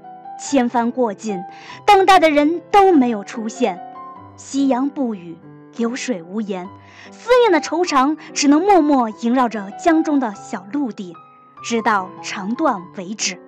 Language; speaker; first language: Chinese; native; Chinese